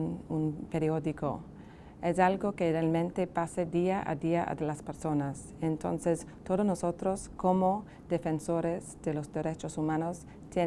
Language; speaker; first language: Spanish; non-native, fluent; English